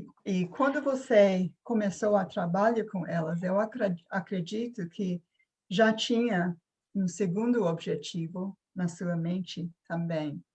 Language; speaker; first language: Portuguese; non-native, fluent; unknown